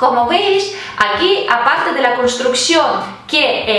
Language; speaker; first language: Spanish; non-native, fluent; Russian